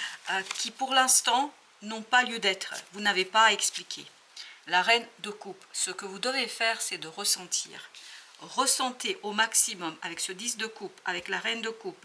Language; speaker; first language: French; native; French